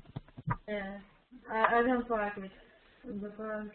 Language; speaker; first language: English; non-native, learner; Russian